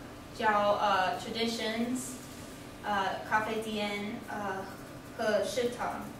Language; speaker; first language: Chinese; non-native, learner; English